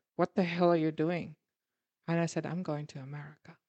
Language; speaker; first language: English; non-native, fluent; German